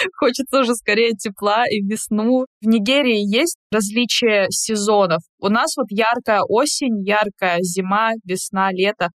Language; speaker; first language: Russian; native; Russian